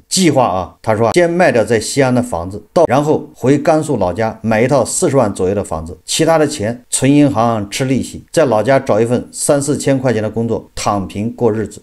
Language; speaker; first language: Chinese; native; Chinese